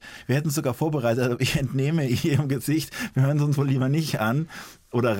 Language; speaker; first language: German; native; German